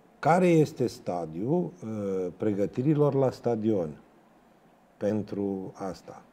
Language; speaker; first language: Romanian; native; Romanian